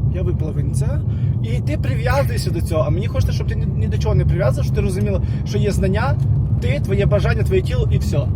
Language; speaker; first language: Ukrainian; non-native, local second language; Russian